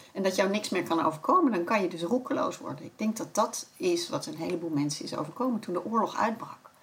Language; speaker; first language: Dutch; native; Dutch